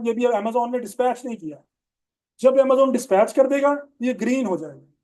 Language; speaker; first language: Urdu; non-native, local second language; Punjabi